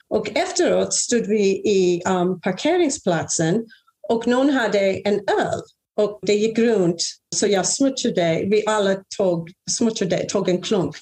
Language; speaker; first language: Swedish; non-native, fluent; English